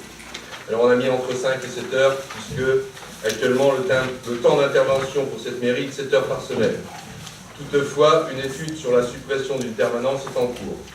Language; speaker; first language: French; native; French